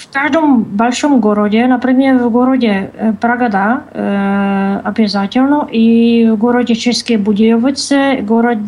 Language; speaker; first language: Russian; non-native, learner; Czech